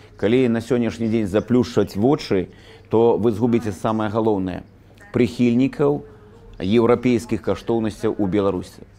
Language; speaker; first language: Belarusian; native; Belarusian